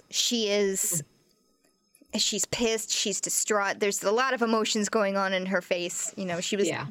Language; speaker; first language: English; native; English